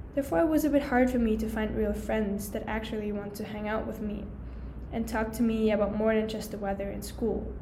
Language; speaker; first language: English; early bilingual, other home language; German